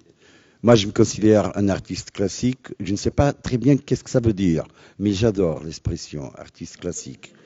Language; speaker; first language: French; non-native, fluent; Portuguese